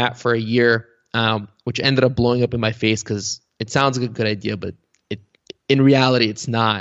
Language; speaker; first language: English; early bilingual, other home language; Bulgarian